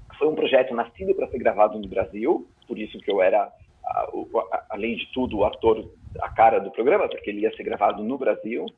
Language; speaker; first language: Portuguese; native; Portuguese